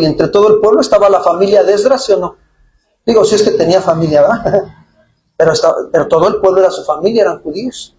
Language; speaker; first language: Spanish; native; Spanish